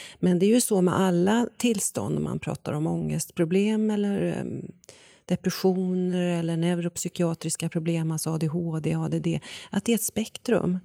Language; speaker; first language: Swedish; native; Swedish